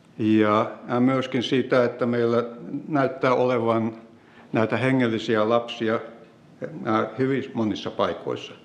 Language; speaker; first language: Finnish; native; Finnish